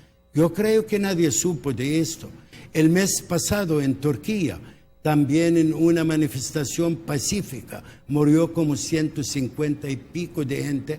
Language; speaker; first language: Spanish; early bilingual, heritage; Spanish